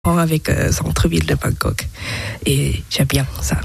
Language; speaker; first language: French; non-native, learner; Thai